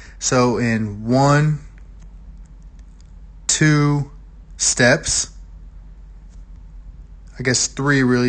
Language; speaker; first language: English; native; English